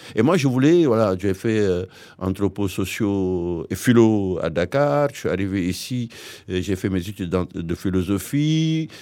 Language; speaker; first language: French; non-native, local second language; Wolof